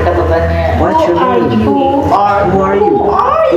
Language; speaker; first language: English; non-native, fluent; Indonesian